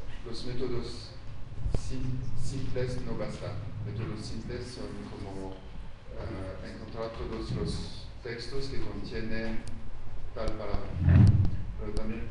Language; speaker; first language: Spanish; non-native, fluent; French